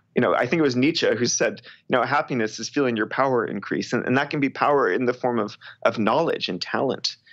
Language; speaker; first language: English; native; English